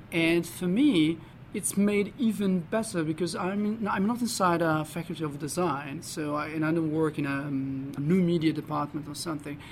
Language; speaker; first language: English; non-native, fluent; Italian